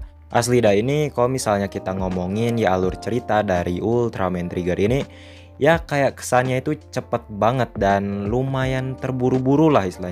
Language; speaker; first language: Indonesian; native; Indonesian